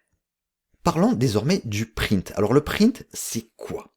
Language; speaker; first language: French; native; French